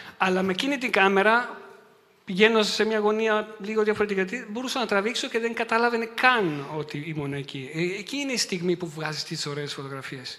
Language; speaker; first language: Greek; non-native, fluent; Italian